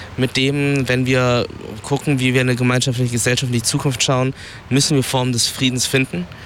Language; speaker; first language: German; early bilingual, other home language; Vietnamese